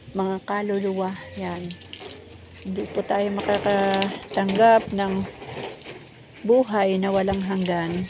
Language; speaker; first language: Filipino; non-native, local second language; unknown